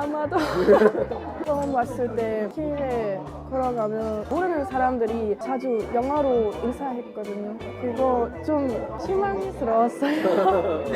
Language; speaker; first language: Korean; non-native, learner; German